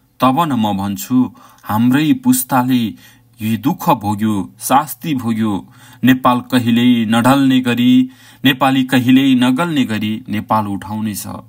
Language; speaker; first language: Nepali; native; Nepali